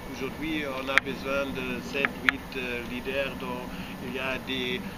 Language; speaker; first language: French; non-native, fluent; German